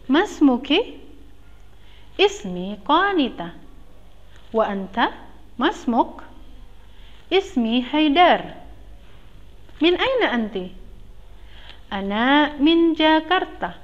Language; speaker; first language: Arabic; non-native, learner; Indonesian